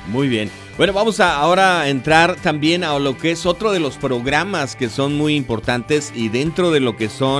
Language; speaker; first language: Spanish; native; Spanish